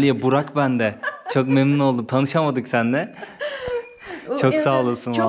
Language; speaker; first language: Turkish; native; Turkish